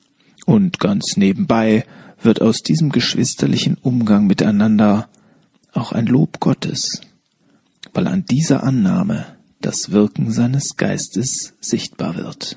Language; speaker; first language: German; native; German